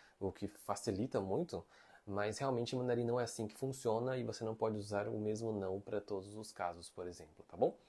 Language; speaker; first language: Portuguese; non-native, fluent; Chinese